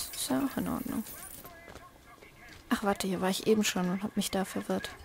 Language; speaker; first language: German; native; German